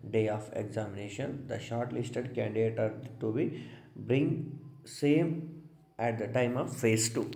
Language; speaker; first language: English; non-native, local second language; Kannada